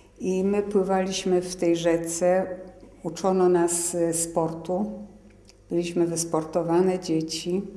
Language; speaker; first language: Polish; native; Polish